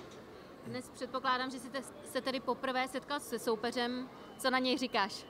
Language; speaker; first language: Czech; native; Czech